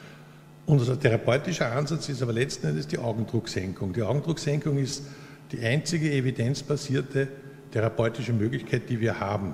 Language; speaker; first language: German; native; German